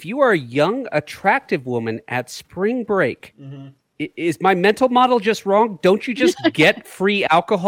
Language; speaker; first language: English; native; English